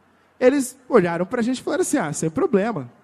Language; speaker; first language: Portuguese; native; Portuguese